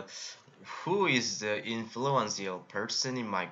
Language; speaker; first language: English; non-native, learner; Korean